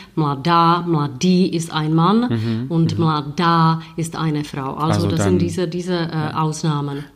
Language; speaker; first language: German; non-native, fluent; Czech